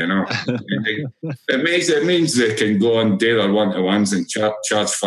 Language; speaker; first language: English; native; English